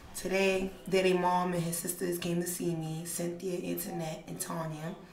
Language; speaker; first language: English; native; English